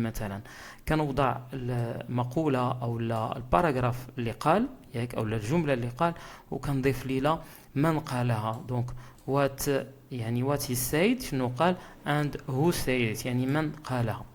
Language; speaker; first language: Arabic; native; Arabic